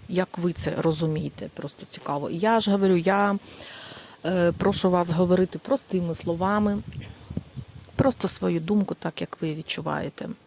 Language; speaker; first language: Ukrainian; non-native, local second language; Russian